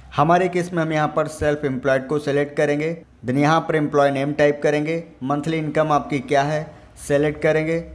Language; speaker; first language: Hindi; native; Hindi